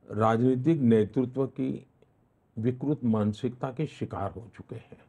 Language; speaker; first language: Hindi; non-native, local second language; Gujarati